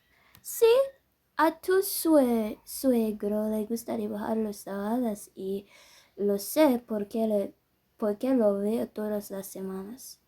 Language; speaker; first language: Spanish; non-native, learner; English